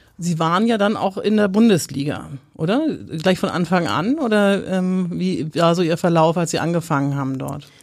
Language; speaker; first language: German; native; German